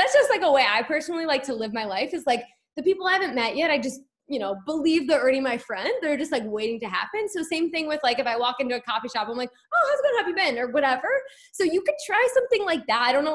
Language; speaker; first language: English; native; English